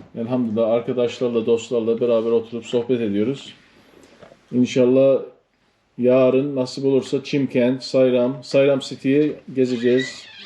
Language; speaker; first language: Turkish; native; Turkish